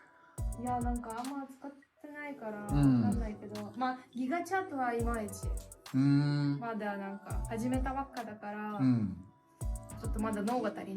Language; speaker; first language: Japanese; non-native, fluent; Russian